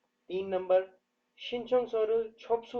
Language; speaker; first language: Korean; non-native, fluent; Urdu